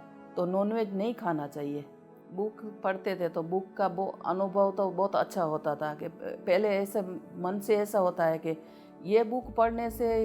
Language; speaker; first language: Hindi; non-native, local second language; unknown